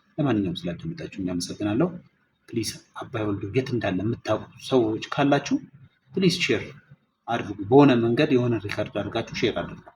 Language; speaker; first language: Amharic; non-native, local second language; Oromo